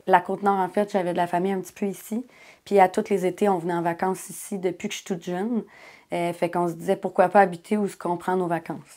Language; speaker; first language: French; native; French